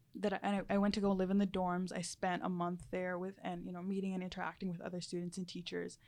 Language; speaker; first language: English; early bilingual, other home language; Spanish